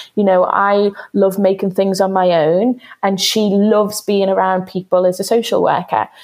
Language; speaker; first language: English; native; English